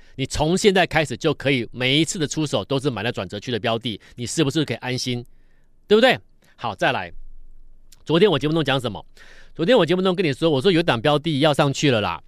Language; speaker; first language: Chinese; native; Chinese